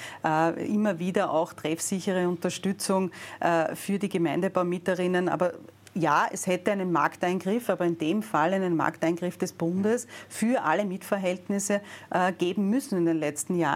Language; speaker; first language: German; native; German